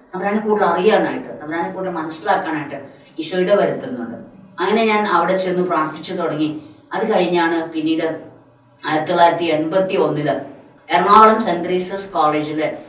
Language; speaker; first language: Malayalam; non-native, local second language; Tamil